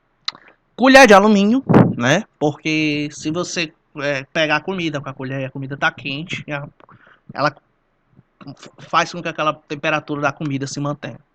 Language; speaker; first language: Portuguese; native; Portuguese